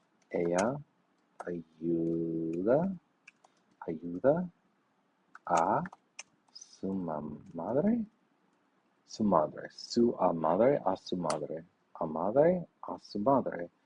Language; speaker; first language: Spanish; non-native, learner; English